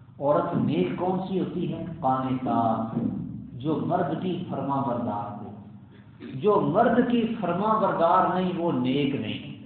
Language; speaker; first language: Urdu; native; Urdu